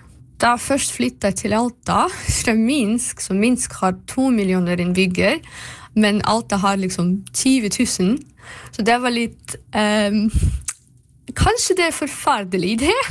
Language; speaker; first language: Norwegian; non-native, learner; Belarusian